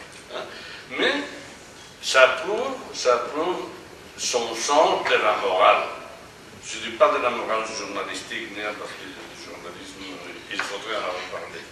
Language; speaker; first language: French; non-native, fluent; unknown